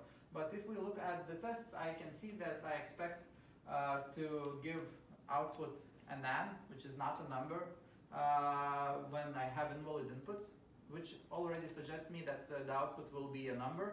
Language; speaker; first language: English; non-native, fluent; Lithuanian